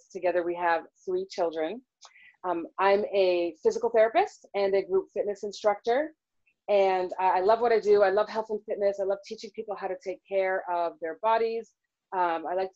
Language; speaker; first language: English; native; English